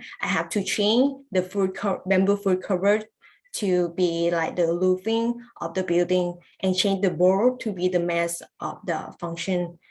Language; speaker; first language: English; non-native, learner; Lao